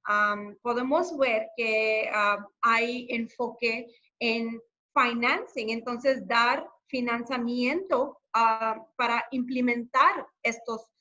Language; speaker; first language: Spanish; non-native, fluent; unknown